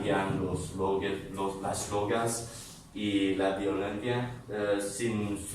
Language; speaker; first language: Spanish; non-native, learner; English